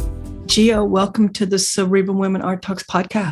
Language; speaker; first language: English; native; English